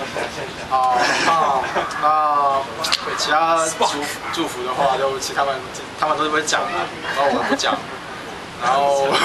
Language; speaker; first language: Chinese; non-native, local second language; Cantonese